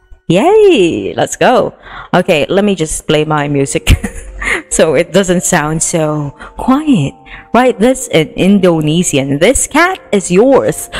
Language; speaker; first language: English; non-native, local second language; Filipino